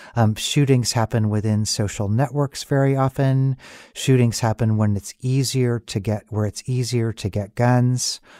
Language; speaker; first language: English; native; English